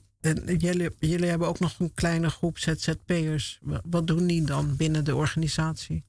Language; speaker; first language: Dutch; native; Dutch